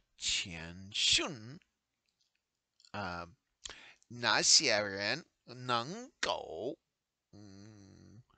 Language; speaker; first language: Chinese; non-native, learner; English